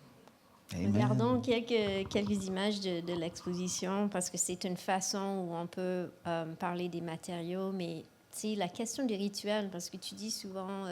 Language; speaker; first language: French; non-native, local second language; English